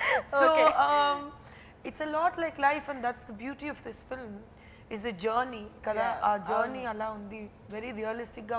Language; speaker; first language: Telugu; non-native, fluent; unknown